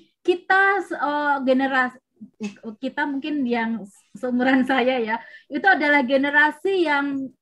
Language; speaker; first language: Indonesian; native; Indonesian